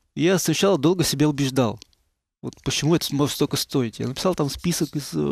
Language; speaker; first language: Russian; native; Russian